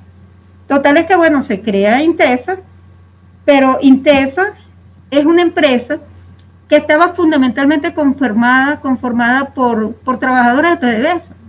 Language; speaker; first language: Spanish; native; Spanish